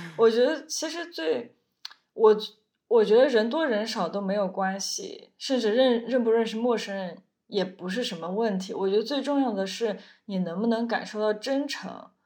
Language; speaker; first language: Chinese; native; Chinese